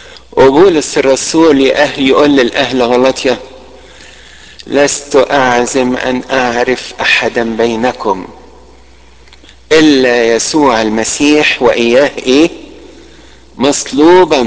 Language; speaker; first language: Arabic; native; Arabic